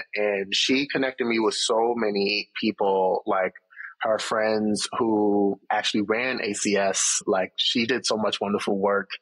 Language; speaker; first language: English; native; English